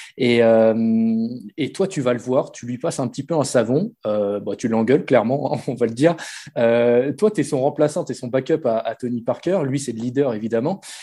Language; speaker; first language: French; native; French